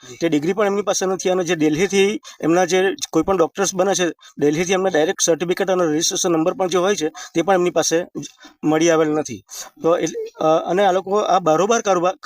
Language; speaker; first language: Gujarati; native; Gujarati